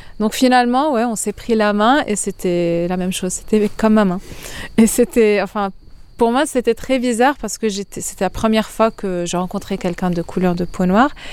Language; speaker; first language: French; non-native, local second language; Arabic